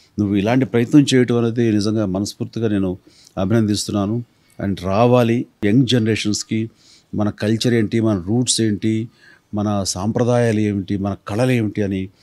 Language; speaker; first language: Telugu; native; Telugu